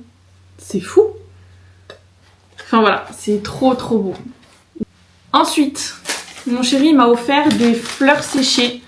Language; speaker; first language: French; native; French